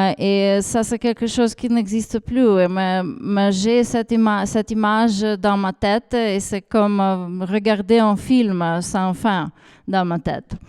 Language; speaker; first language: French; non-native, fluent; Ukrainian